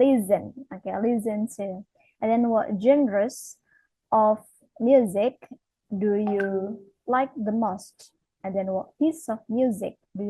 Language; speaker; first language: English; non-native, fluent; Indonesian